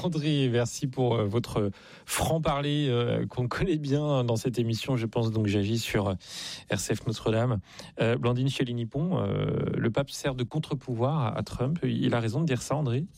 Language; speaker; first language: French; native; French